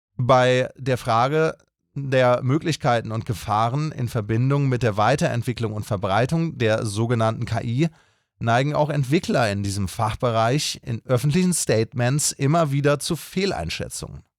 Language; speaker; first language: German; native; German